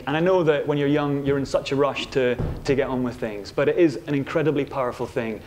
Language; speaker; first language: English; native; English